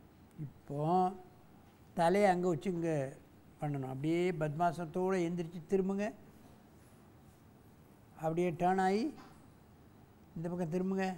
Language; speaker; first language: Tamil; native; Tamil